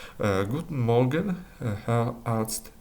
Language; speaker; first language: German; non-native, learner; Ukrainian